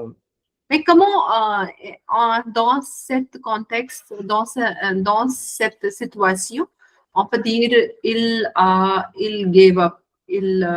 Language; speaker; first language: French; non-native, learner; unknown